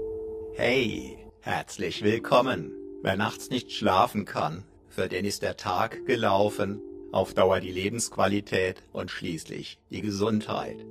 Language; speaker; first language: German; native; German